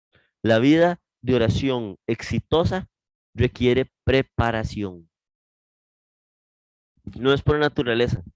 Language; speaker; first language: Spanish; native; Spanish